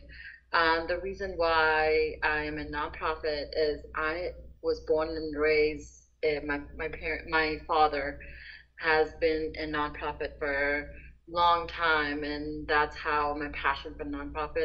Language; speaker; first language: English; non-native, local second language; Nepali